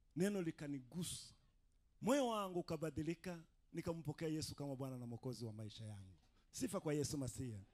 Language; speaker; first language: Swahili; non-native, local second language; Rundi